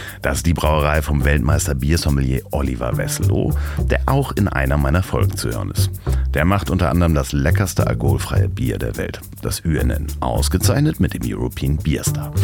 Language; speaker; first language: German; native; German